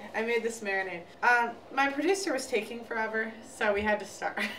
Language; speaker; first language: English; native; English